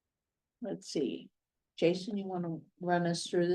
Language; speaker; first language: English; native; English